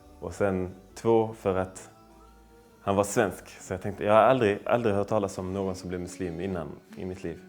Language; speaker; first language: Swedish; native; Swedish